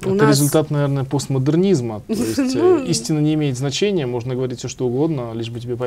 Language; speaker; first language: Russian; native; Russian